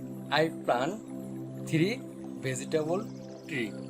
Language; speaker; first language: English; non-native, learner; Bangla